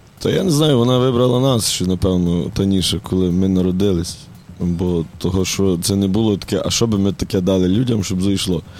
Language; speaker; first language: Ukrainian; native; Ukrainian